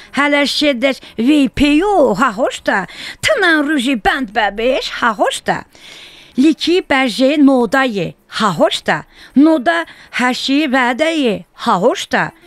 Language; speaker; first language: Azerbaijani; non-native, local second language; Talysh